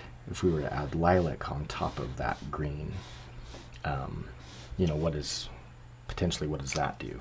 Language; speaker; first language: English; native; English